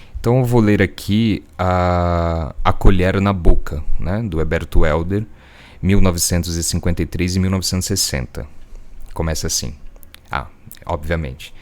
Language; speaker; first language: Portuguese; native; Portuguese